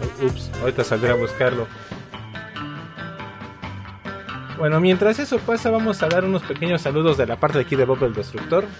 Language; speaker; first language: Spanish; native; Spanish